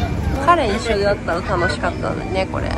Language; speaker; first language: Japanese; native; Japanese